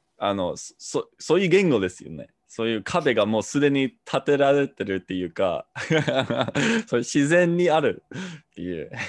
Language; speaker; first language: Japanese; non-native, fluent; English